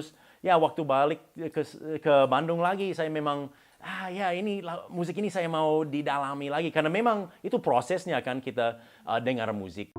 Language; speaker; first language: Indonesian; non-native, fluent; English